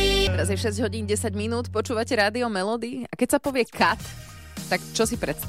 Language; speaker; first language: Slovak; native; Slovak